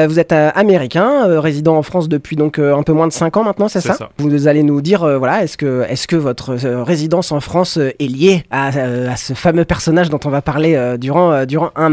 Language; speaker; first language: French; native; French